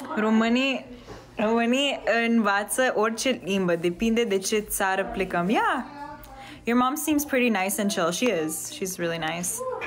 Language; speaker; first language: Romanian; early bilingual, heritage; Romanian